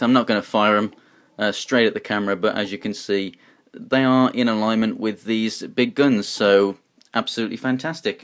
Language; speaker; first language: English; native; English